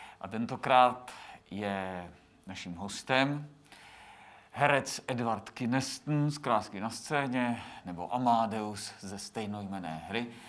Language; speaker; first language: Czech; native; Czech